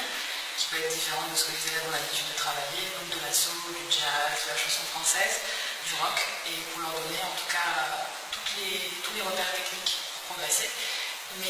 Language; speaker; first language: French; native; French